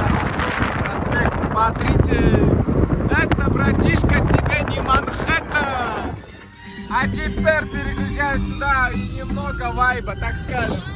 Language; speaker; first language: Russian; non-native, fluent; Turkmen